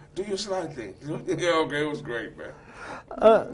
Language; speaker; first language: English; native; English